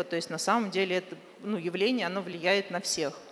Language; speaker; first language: Russian; native; Russian